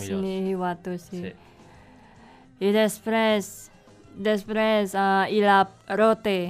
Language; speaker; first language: Catalan; non-native, learner; Indonesian